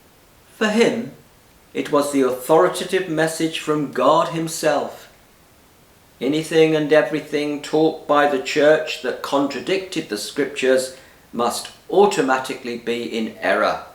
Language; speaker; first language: English; native; English